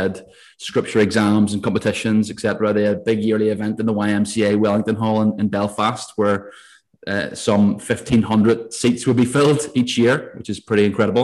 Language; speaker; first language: English; native; English